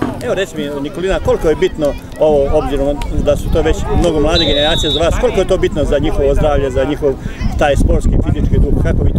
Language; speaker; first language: Serbian; native; Serbian